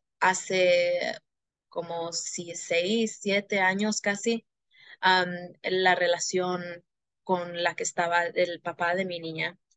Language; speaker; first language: Spanish; early bilingual, heritage; Spanish